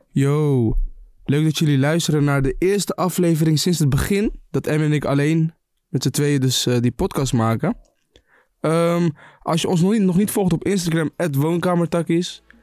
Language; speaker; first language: Dutch; early bilingual, other home language; Arabic